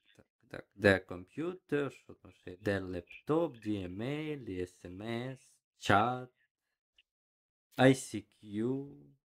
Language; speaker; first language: German; non-native, learner; Ukrainian